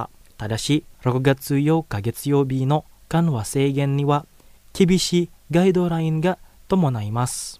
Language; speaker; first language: Japanese; non-native, fluent; Indonesian